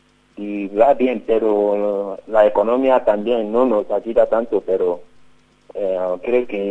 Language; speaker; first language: Spanish; non-native, learner; Yoruba